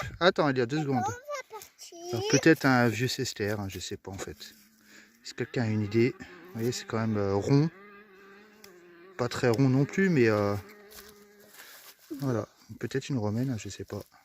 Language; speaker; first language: French; native; French